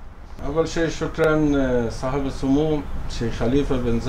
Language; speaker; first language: Arabic; non-native, learner; Persian